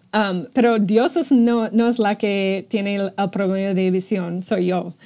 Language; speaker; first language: Spanish; non-native, fluent; English